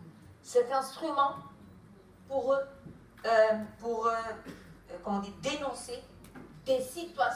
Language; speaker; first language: French; non-native, fluent; Kabuverdianu